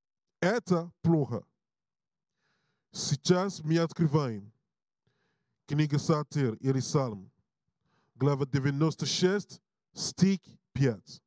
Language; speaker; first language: Russian; non-native, learner; English